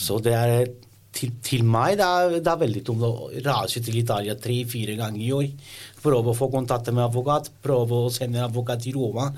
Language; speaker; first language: Norwegian; non-native, learner; Italian